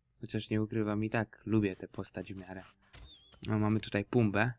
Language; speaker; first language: Polish; native; Polish